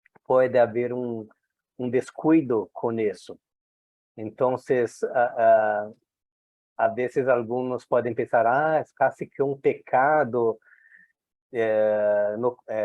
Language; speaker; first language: Spanish; non-native, fluent; Portuguese